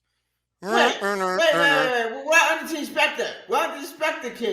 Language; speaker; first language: English; native; English